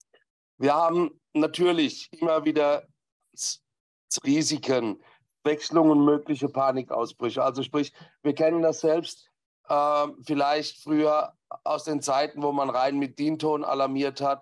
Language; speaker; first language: German; native; German